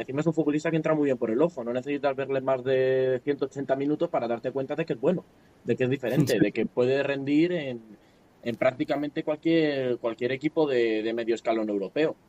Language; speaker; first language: Spanish; native; Spanish